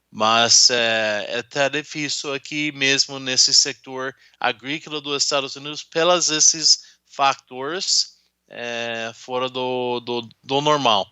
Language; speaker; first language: Portuguese; non-native, fluent; English